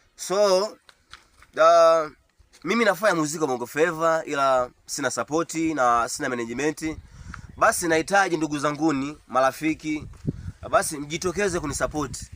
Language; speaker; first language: Swahili; native; Swahili